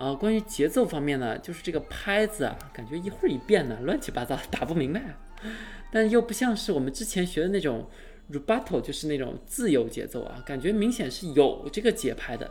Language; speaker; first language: Chinese; native; Chinese